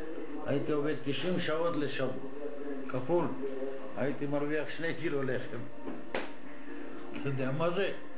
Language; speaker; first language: Hebrew; non-native, fluent; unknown